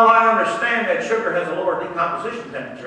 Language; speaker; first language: English; native; English